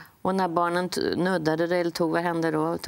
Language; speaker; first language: Swedish; native; Swedish